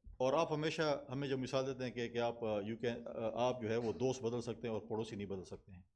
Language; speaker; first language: Urdu; non-native, local second language; Pashto